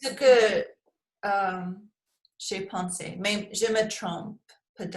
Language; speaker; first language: French; non-native, learner; English